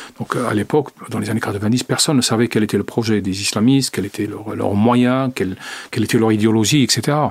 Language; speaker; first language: French; non-native, local second language; Arabic